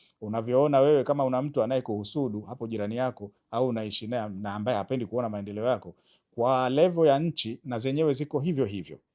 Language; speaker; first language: Swahili; native; Swahili